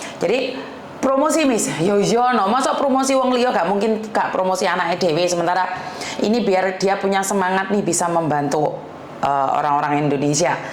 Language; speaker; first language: Indonesian; native; Indonesian